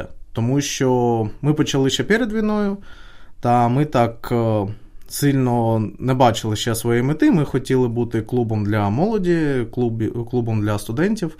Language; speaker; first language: Ukrainian; native; Ukrainian